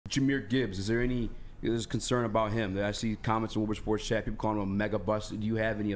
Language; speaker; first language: English; native; English